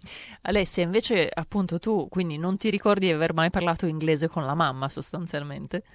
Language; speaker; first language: Italian; native; Italian